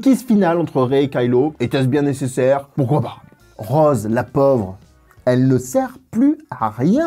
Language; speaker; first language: French; native; French